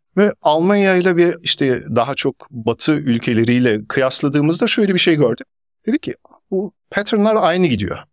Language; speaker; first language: Turkish; early bilingual, heritage; Turkish